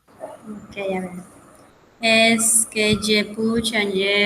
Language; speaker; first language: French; non-native, learner; Spanish